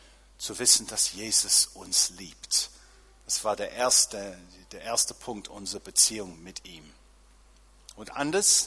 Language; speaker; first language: German; non-native, fluent; English